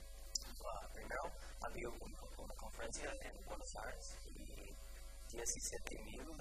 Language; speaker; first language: Spanish; non-native, fluent; English